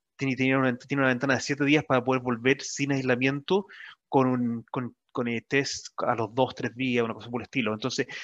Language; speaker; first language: Spanish; native; Spanish